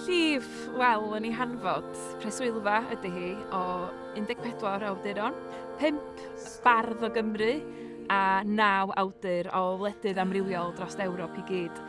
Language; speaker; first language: Welsh; native; Welsh